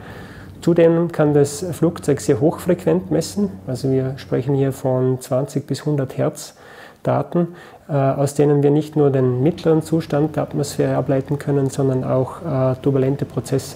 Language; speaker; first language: German; native; German